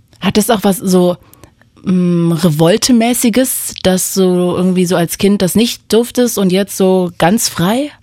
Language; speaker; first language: German; native; German